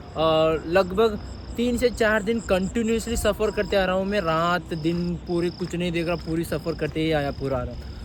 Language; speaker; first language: Hindi; non-native, local second language; Kannada